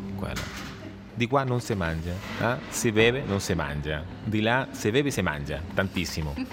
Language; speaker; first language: Italian; non-native, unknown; Spanish